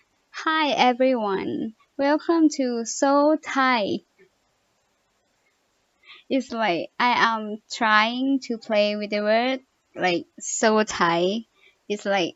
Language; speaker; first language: English; non-native, learner; Thai